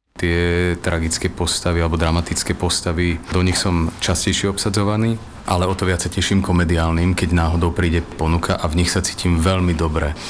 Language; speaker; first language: Slovak; native; Slovak